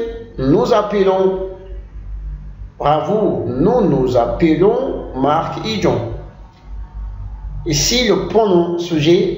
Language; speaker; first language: French; non-native, fluent; Arabic